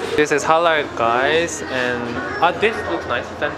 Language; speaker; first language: English; non-native, learner; Korean